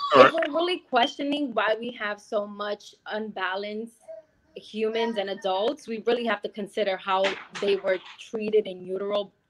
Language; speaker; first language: English; native; English